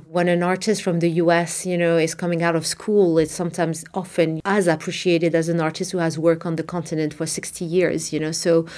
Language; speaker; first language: English; non-native, fluent; Arabic